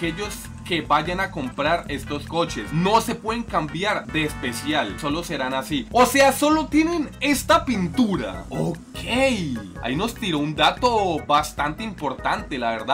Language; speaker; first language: Spanish; native; Spanish